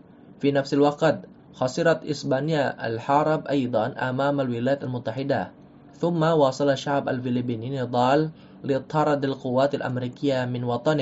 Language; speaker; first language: Arabic; non-native, fluent; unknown